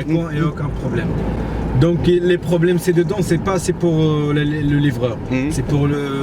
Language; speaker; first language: French; non-native, learner; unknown